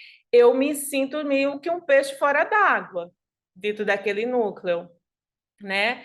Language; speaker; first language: Portuguese; native; Portuguese